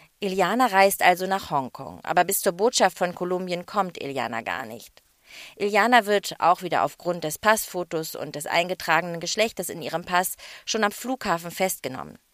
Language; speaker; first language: German; native; German